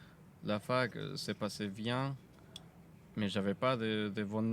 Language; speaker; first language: French; non-native, fluent; Spanish